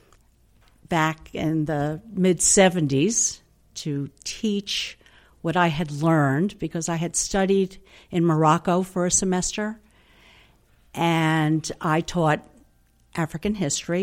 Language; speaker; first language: English; native; English